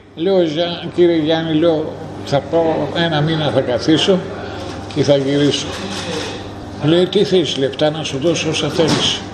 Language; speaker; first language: Greek; native; Greek